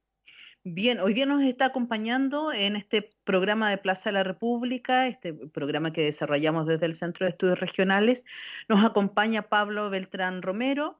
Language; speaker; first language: Spanish; native; Spanish